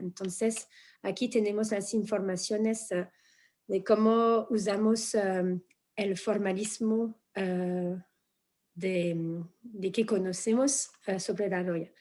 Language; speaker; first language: Spanish; non-native, fluent; French